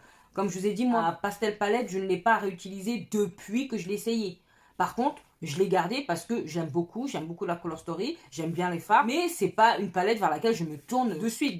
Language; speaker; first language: French; native; French